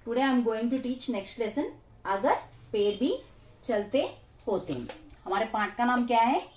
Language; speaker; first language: Hindi; non-native, local second language; Telugu